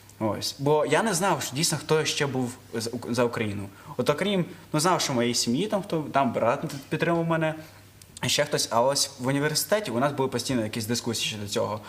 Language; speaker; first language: Ukrainian; non-native, local second language; Russian